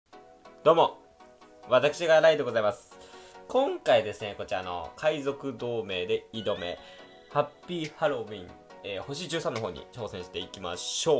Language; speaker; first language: Japanese; native; Japanese